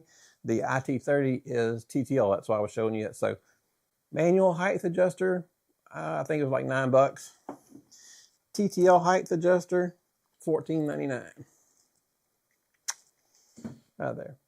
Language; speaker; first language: English; native; English